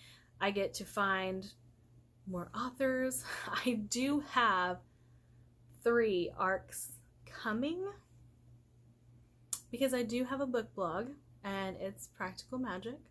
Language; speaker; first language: English; native; English